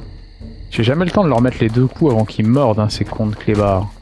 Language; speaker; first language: French; native; French